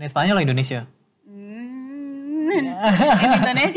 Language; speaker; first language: Spanish; non-native, learner; Indonesian